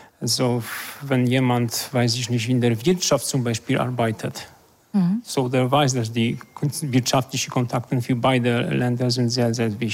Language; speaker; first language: German; non-native, fluent; Polish